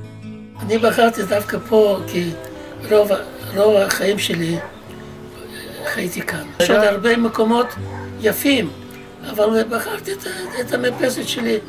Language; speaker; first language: Hebrew; non-native, fluent; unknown